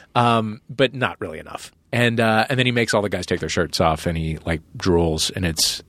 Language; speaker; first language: English; native; English